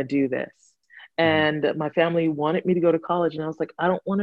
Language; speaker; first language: English; native; English